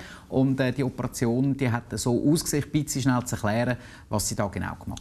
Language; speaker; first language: German; native; German